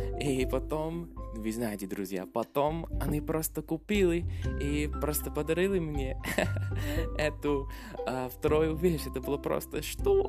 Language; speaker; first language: Russian; non-native, fluent; English